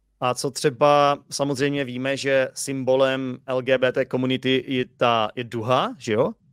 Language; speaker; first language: Czech; native; Czech